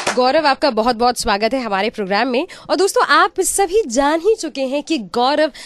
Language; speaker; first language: Hindi; native; Hindi